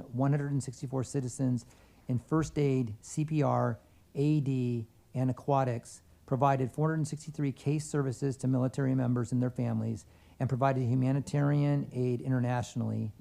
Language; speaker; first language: English; native; English